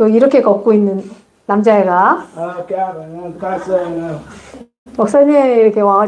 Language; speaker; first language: Korean; native; Korean